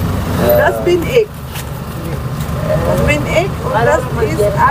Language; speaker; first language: German; non-native, learner; Filipino